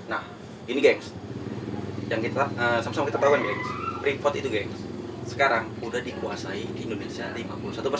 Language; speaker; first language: Indonesian; native; Indonesian